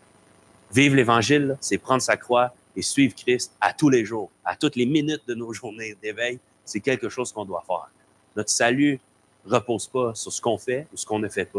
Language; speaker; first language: French; native; French